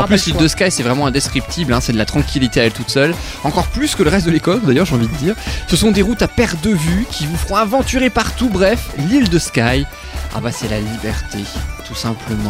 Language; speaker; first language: French; native; French